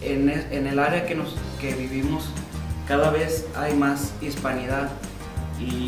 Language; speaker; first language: Spanish; early bilingual, heritage; Spanish